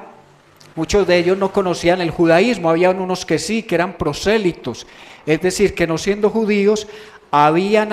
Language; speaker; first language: Spanish; native; Spanish